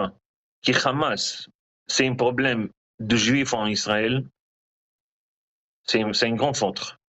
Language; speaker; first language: French; non-native, learner; Hebrew